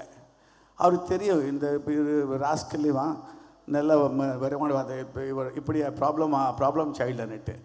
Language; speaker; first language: Tamil; non-native, learner; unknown